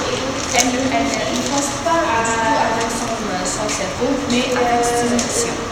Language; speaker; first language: French; non-native, learner; Arabic